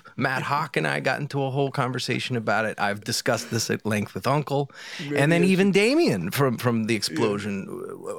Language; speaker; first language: English; native; English